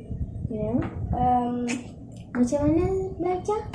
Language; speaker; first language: Malay; native; Malay